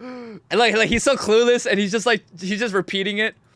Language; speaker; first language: English; native; English